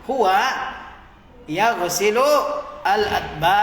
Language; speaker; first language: Arabic; non-native, fluent; Indonesian